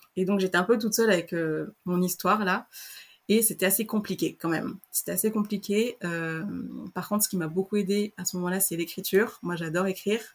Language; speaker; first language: French; native; French